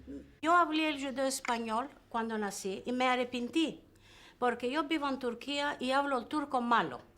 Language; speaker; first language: Spanish; early bilingual, heritage; Ladino